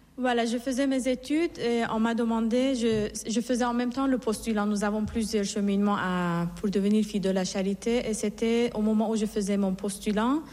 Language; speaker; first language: French; non-native, fluent; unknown